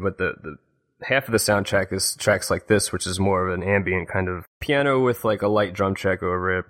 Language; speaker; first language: English; native; English